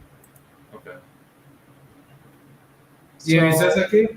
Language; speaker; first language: Spanish; non-native, learner; English